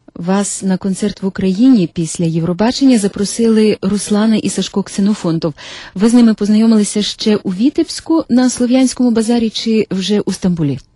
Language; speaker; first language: Ukrainian; native; Ukrainian